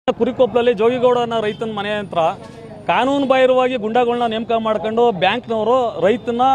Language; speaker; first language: Kannada; native; Kannada